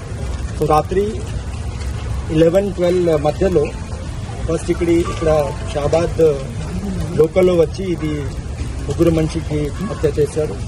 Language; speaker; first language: Telugu; non-native, learner; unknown